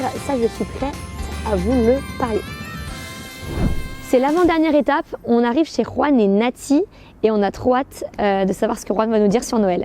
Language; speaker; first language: French; native; French